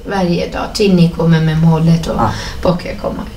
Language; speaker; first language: Swedish; non-native, fluent; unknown